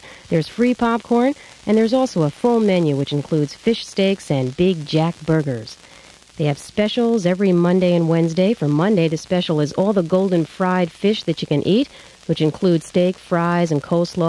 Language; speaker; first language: English; native; English